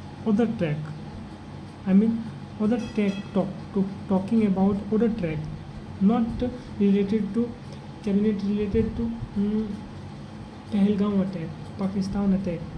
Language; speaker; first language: English; non-native, learner; Hindi